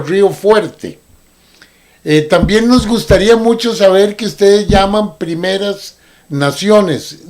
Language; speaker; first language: Spanish; native; Spanish